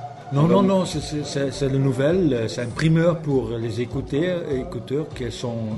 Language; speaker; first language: French; non-native, learner; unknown